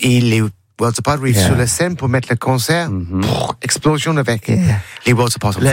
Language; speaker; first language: French; non-native, learner; English